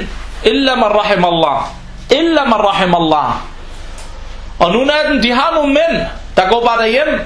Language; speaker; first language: Danish; early bilingual, other home language; Arabic